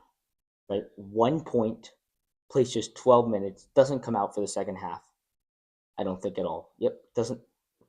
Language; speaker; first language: English; native; English